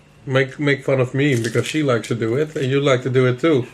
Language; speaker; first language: English; non-native, fluent; Dutch